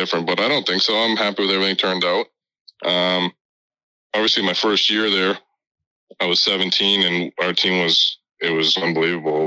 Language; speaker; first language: English; native; English